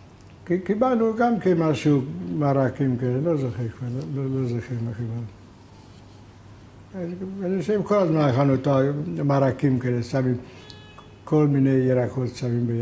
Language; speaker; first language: Hebrew; non-native, fluent; Hungarian